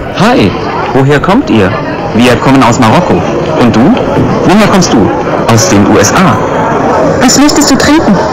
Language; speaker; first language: German; non-native, fluent; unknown